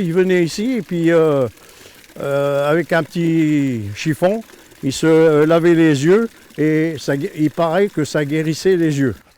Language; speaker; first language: French; native; French